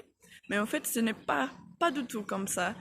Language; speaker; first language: French; non-native, fluent; English